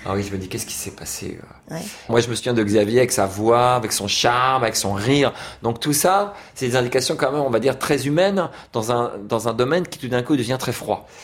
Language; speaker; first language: French; native; French